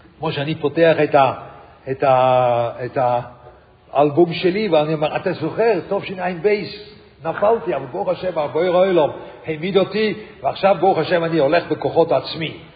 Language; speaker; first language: Hebrew; non-native, fluent; English